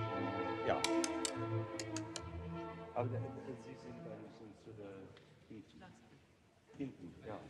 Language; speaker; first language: German; non-native, learner; English